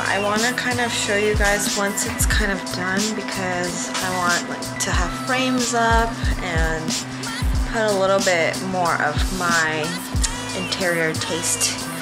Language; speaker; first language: English; early bilingual, other home language; Korean